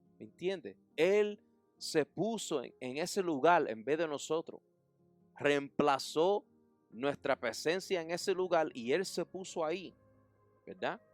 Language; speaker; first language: Spanish; early bilingual, heritage; English